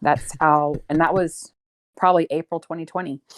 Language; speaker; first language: English; native; English